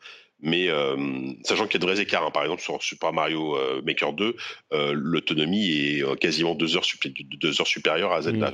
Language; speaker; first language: French; native; French